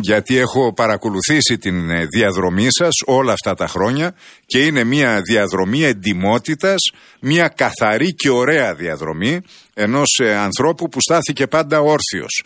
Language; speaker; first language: Greek; native; Greek